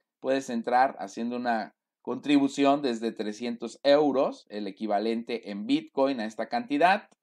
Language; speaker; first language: Spanish; native; Spanish